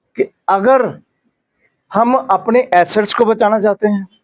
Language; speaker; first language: Hindi; non-native, local second language; Punjabi